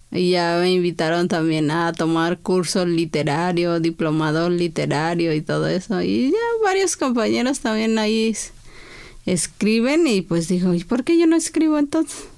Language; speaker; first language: Spanish; non-native, local second language; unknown